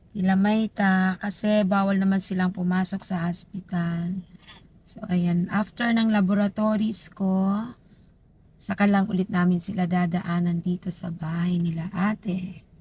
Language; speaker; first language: Filipino; native; Filipino